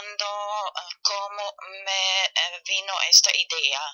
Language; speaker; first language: Spanish; non-native, fluent; German